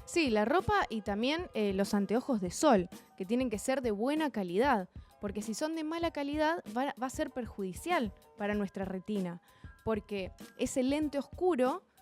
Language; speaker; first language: Spanish; native; Spanish